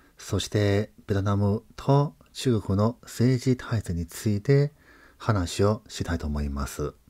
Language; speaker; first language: Japanese; non-native, fluent; Chinese